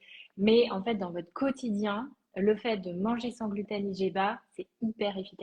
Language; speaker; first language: French; native; French